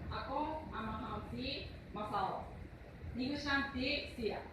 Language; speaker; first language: Cebuano; non-native, learner; Japanese